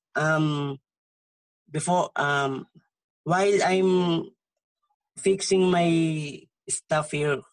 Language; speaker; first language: English; non-native, local second language; Filipino